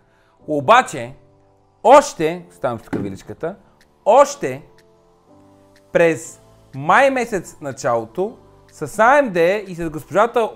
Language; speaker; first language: Bulgarian; native; Bulgarian